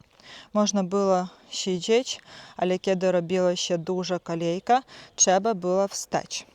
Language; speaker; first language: Polish; non-native, fluent; Ukrainian